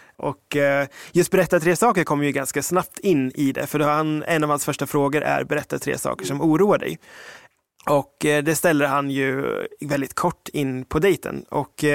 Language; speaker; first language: Swedish; early bilingual, other home language; English